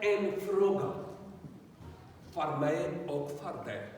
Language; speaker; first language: Swedish; non-native, learner; Urdu